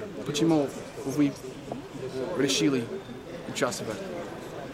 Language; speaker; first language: Russian; non-native, learner; English